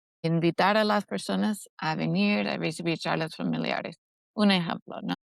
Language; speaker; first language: Spanish; non-native, fluent; English